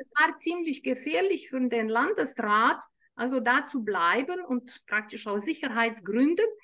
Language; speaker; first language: German; non-native, fluent; Lithuanian